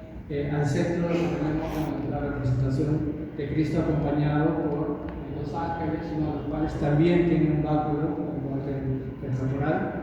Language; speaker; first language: Spanish; native; Spanish